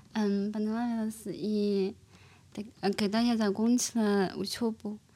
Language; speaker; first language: Russian; non-native, learner; Chinese